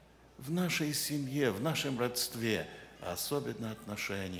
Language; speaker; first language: Russian; non-native, local second language; Ukrainian